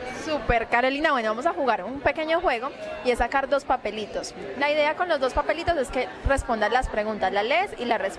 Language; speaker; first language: Spanish; native; Spanish